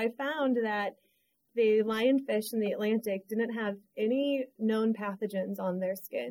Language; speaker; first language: English; native; English